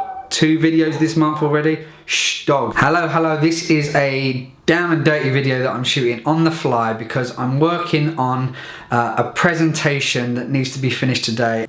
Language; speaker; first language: English; native; English